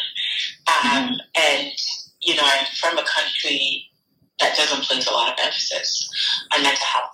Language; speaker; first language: English; non-native, local second language; Akan